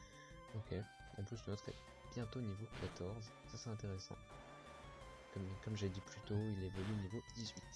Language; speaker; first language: French; native; French